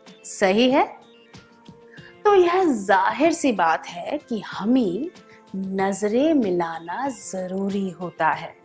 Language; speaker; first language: Hindi; native; Hindi